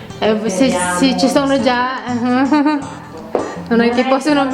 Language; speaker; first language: Italian; non-native, learner; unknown